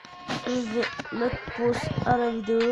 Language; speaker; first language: French; native; French